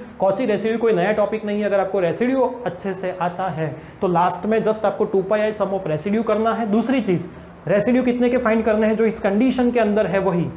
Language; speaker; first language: Hindi; non-native, local second language; Gujarati